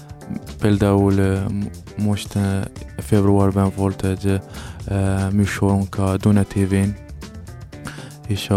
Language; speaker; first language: Hungarian; non-native, learner; Arabic